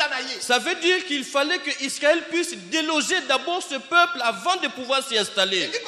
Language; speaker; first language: French; non-native, local second language; Lingala